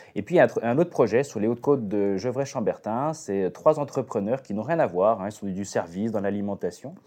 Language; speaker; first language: French; native; French